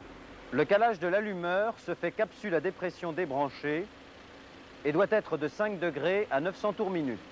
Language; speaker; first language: French; native; French